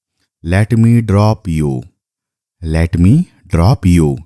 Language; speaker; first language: English; non-native, fluent; Nepali